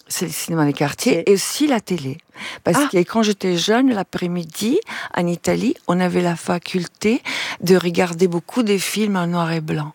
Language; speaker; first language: French; non-native, fluent; Italian